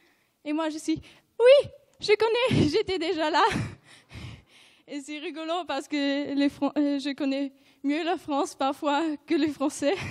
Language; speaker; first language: French; non-native, fluent; German